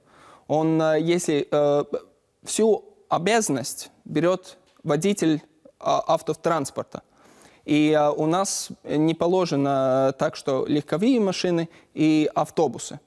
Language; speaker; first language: Russian; non-native, learner; Latvian